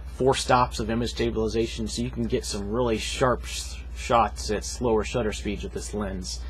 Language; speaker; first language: English; native; English